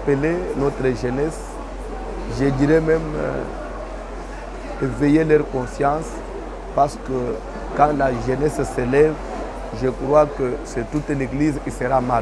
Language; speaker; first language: French; non-native, local second language; Lingala